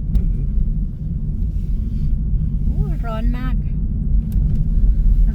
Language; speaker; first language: German; non-native, learner; Thai